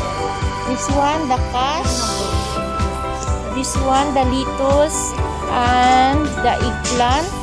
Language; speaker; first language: English; non-native, learner; Filipino